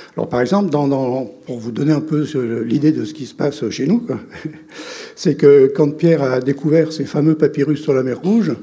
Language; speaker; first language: French; native; French